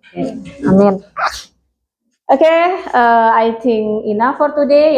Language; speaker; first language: English; non-native, local second language; Indonesian